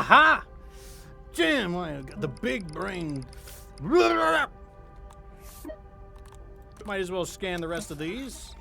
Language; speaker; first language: English; native; English